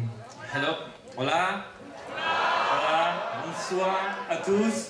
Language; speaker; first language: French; non-native, learner; Spanish